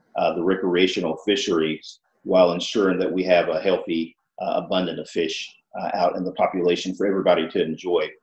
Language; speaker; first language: English; native; English